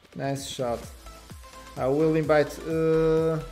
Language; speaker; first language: English; non-native, learner; Portuguese